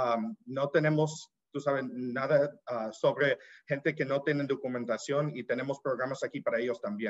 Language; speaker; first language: Spanish; early bilingual, heritage; Spanish